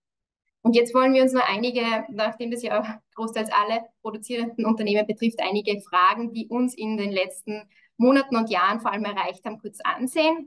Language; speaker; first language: German; native; German